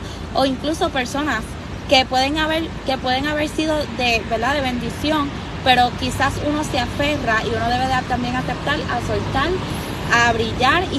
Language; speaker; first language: Spanish; native; Spanish